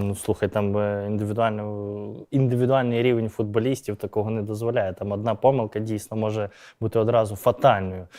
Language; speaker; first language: Ukrainian; native; Ukrainian